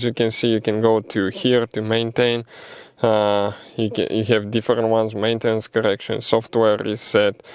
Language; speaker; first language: English; non-native, fluent; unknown